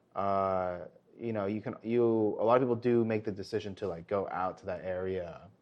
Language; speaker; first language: English; early bilingual, other home language; Korean